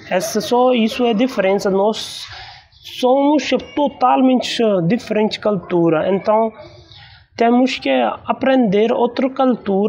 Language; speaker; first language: Portuguese; non-native, learner; Hindi